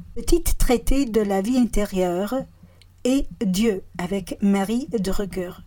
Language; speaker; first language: French; non-native, fluent; English